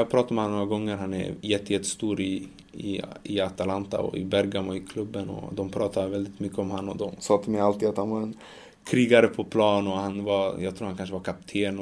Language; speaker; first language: Swedish; early bilingual, other home language; Macedonian